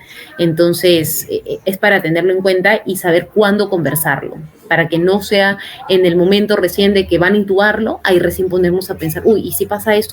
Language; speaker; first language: Spanish; native; Spanish